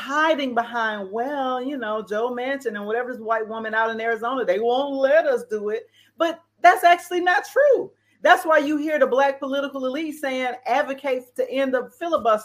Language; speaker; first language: English; native; English